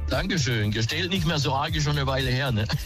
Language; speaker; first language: German; native; German